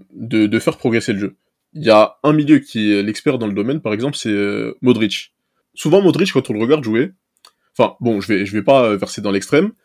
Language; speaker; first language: French; native; French